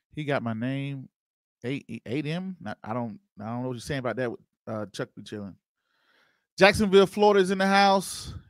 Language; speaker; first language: English; native; English